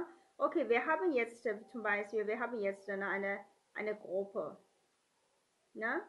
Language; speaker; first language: German; non-native, learner; Chinese